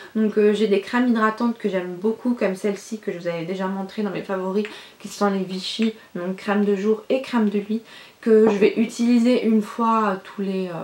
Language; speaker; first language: French; non-native, local second language; Arabic